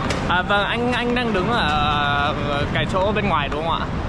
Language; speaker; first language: Vietnamese; non-native, fluent; English